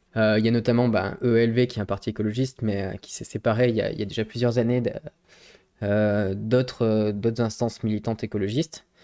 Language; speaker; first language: French; native; French